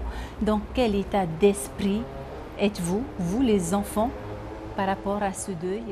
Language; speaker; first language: French; native; French